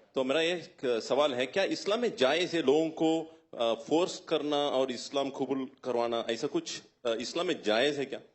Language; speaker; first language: Hindi; non-native, local second language; Tamil